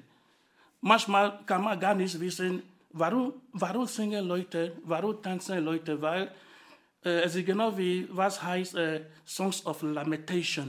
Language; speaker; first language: German; non-native, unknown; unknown